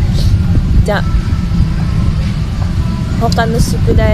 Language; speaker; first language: Japanese; non-native, learner; Indonesian